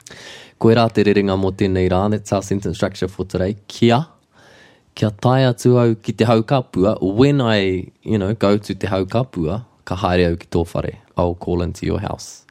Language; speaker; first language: Māori; non-native, local second language; English